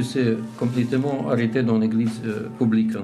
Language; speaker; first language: French; non-native, learner; Russian